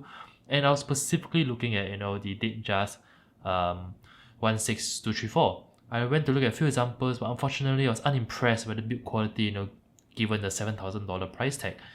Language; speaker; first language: English; native; English